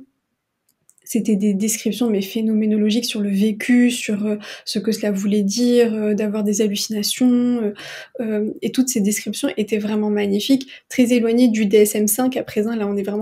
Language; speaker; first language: French; non-native, local second language; Arabic